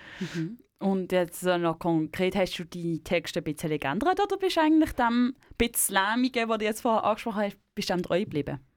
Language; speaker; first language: German; native; German